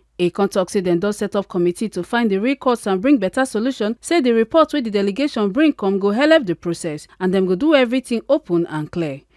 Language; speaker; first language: Nigerian Pidgin; native; Nigerian Pidgin